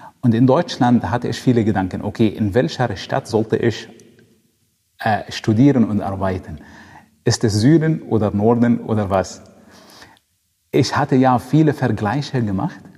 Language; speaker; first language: German; non-native, fluent; Arabic